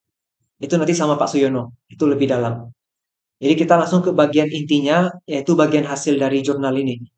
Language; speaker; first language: Indonesian; native; Indonesian